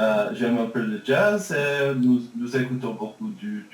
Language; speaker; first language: French; early bilingual, heritage; French